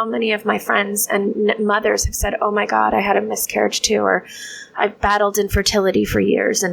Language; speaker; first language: English; native; English